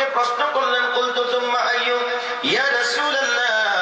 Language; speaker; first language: Bangla; non-native, local second language; Assamese